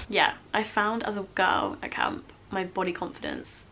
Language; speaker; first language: English; native; English